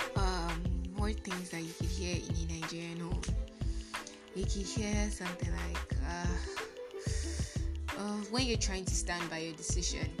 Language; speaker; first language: English; non-native, local second language; Yoruba